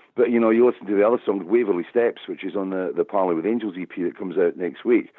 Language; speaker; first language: English; native; English